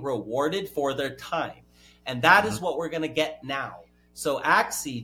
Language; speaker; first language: English; native; English